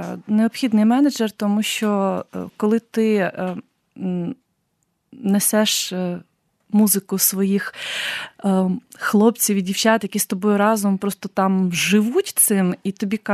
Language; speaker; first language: Ukrainian; native; Ukrainian